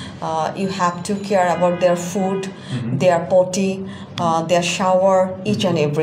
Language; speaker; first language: English; non-native, fluent; Bangla